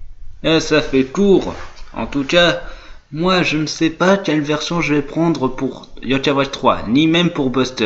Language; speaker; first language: French; native; French